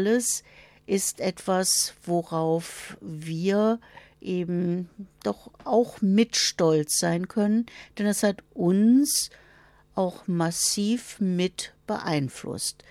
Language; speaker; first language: German; native; German